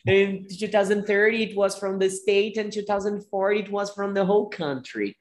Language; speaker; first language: English; non-native, fluent; Portuguese